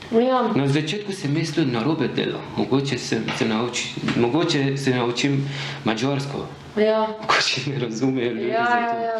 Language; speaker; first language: Slovenian; non-native, learner; Persian